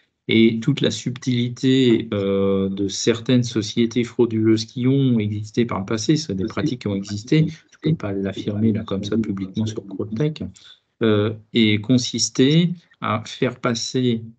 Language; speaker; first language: French; native; French